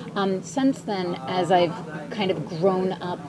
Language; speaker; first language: English; early bilingual, other home language; Ukrainian